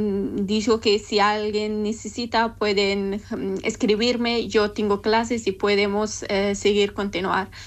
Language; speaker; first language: Spanish; non-native, learner; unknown